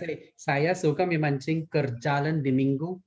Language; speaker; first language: Indonesian; non-native, learner; Thai